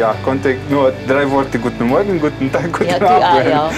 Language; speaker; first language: German; non-native, learner; Macedonian